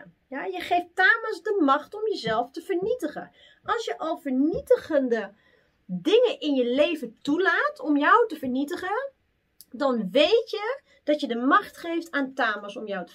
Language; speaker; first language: Dutch; native; Dutch